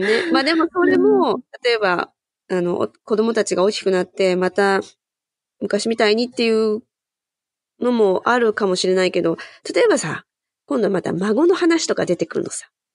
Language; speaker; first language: Japanese; native; Japanese